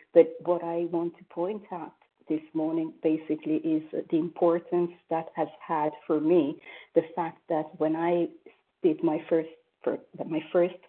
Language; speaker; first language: English; non-native, fluent; French